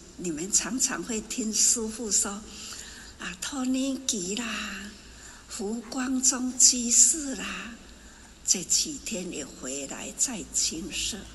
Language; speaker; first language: Chinese; non-native, local second language; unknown